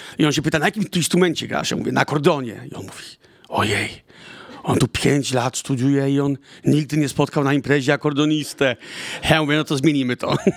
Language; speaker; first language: Polish; early bilingual, heritage; Polish